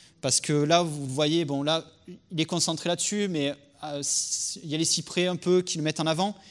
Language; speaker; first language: French; native; French